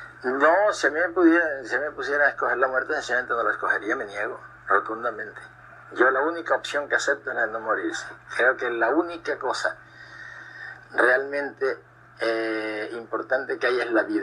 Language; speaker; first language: Spanish; native; Spanish